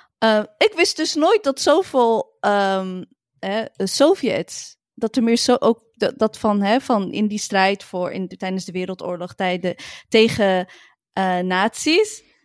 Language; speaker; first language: Dutch; early bilingual, other home language; Arabic